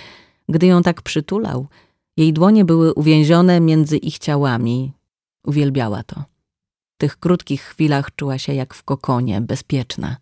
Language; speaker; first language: Polish; native; Polish